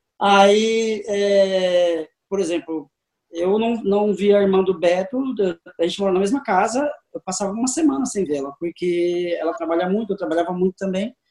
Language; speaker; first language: Portuguese; native; Portuguese